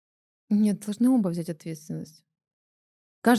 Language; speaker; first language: Russian; native; Russian